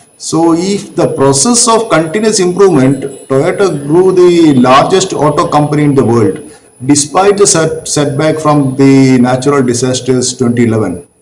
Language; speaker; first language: English; non-native, local second language; Malayalam